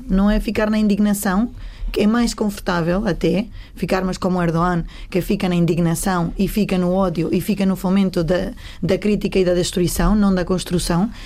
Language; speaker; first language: Portuguese; native; Portuguese